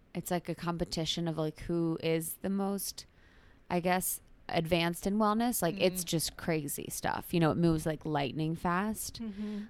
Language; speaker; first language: English; native; English